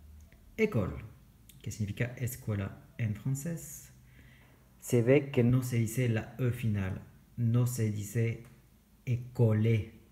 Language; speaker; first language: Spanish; non-native, fluent; French